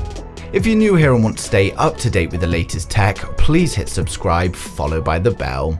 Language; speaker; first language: English; native; English